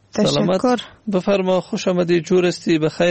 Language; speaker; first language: Persian; native; Persian